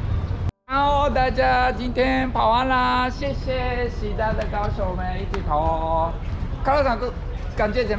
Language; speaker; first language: Chinese; non-native, learner; Japanese